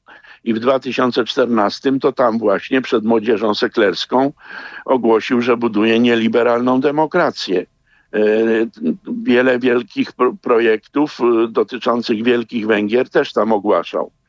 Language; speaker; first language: Polish; native; Polish